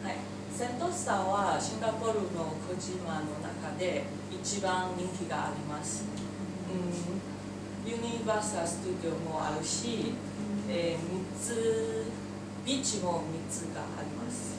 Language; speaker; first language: Japanese; non-native, learner; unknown